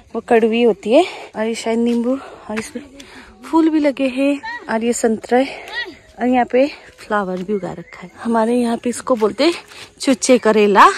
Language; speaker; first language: Hindi; non-native, local second language; Nepali